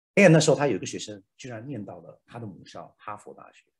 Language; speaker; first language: Chinese; native; Chinese